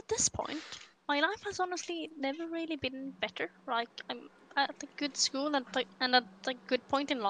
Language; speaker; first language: English; non-native, fluent; Swedish